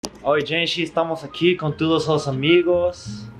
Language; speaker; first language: Portuguese; non-native, learner; English